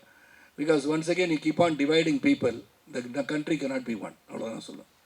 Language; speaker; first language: Tamil; native; Tamil